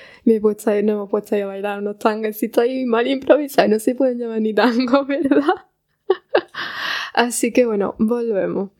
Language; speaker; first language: Spanish; native; Spanish